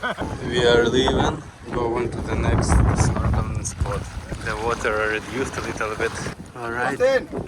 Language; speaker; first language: English; non-native, fluent; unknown